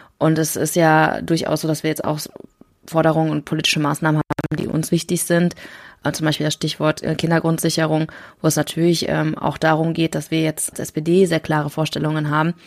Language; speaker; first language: German; early bilingual, other home language; Korean